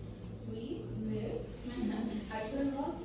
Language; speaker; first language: French; non-native, learner; Spanish